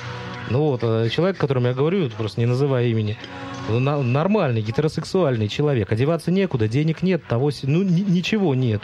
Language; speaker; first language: Russian; native; Russian